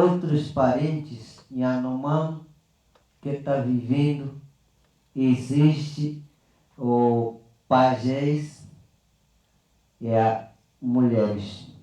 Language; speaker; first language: Portuguese; non-native, local second language; Yanomámi